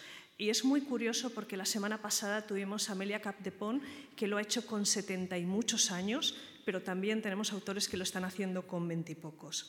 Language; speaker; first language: Spanish; native; Spanish